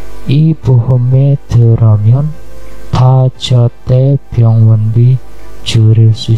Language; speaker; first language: Korean; non-native, learner; Indonesian